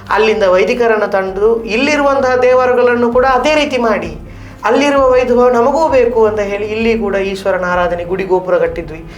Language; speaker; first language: Kannada; non-native, local second language; Tulu